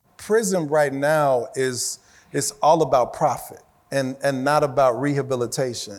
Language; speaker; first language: English; native; English